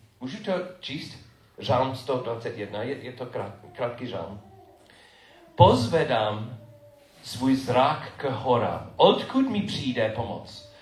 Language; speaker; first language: Czech; non-native, fluent; English